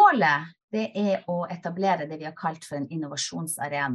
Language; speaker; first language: Norwegian; native; Norwegian